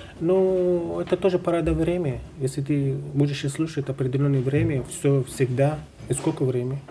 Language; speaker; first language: Russian; non-native, fluent; Persian